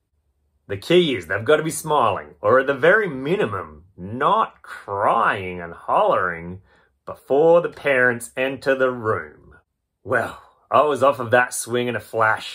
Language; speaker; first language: English; native; English